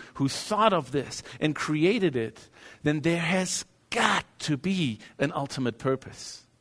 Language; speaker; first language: English; non-native, fluent; German